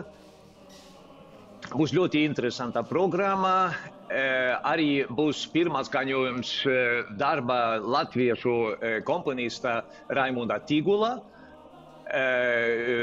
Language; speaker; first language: Latvian; non-native, fluent; Swedish